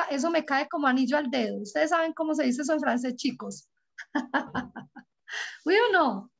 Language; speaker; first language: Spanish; native; Spanish